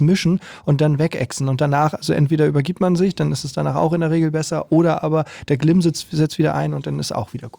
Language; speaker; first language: German; native; German